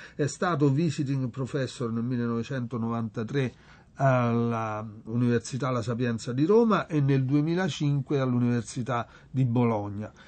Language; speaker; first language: Italian; native; Italian